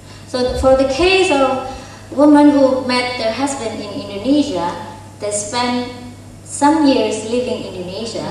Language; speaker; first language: English; non-native, fluent; Indonesian